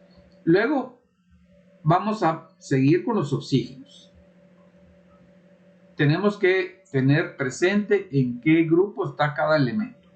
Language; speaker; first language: Spanish; native; Spanish